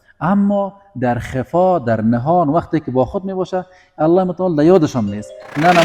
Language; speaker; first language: Persian; native; Persian